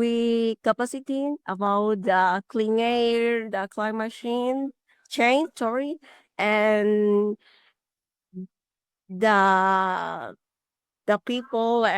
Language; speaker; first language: English; non-native, learner; Spanish